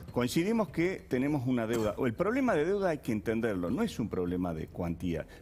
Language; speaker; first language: Spanish; native; Spanish